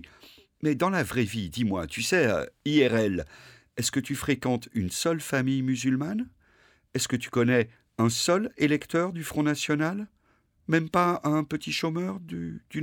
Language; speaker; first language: French; native; French